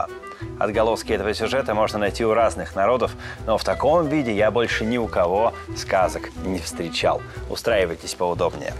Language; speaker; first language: Russian; native; Russian